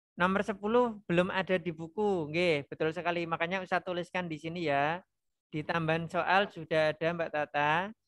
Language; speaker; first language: Indonesian; non-native, local second language; Javanese